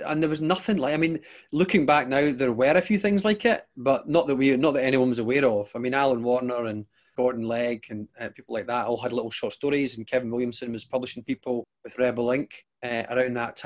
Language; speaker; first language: English; native; English